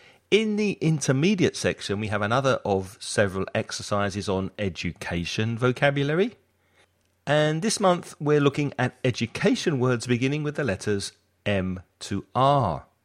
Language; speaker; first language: English; native; English